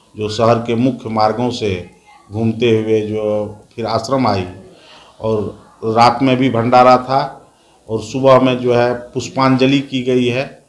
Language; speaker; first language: Hindi; native; Hindi